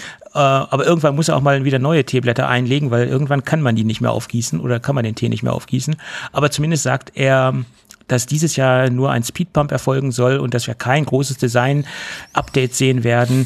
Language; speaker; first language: German; native; German